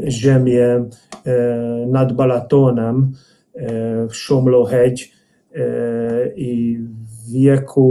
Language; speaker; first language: Polish; non-native, fluent; Hungarian